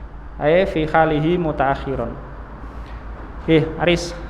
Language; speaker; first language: Arabic; non-native, fluent; Indonesian